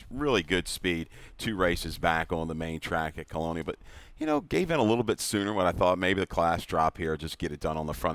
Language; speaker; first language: English; native; English